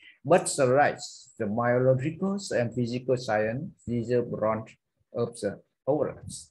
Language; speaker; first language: English; non-native, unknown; Vietnamese